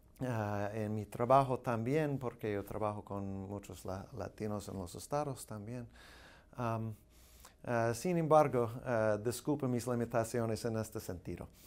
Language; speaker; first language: Spanish; non-native, fluent; English